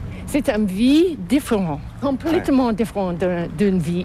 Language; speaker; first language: French; non-native, local second language; English